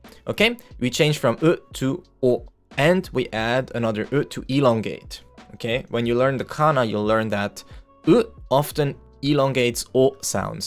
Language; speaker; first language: English; non-native, fluent; Swiss German